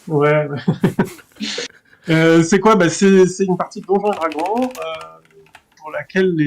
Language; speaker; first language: French; native; French